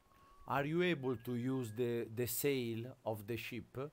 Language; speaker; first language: English; non-native, learner; Italian